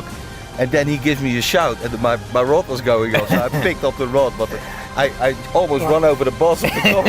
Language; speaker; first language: English; non-native, fluent; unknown